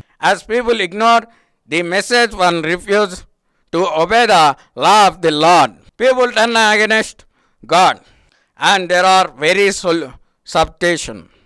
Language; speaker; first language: English; non-native, local second language; Telugu